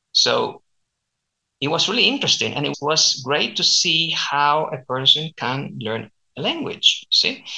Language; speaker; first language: English; non-native, fluent; Spanish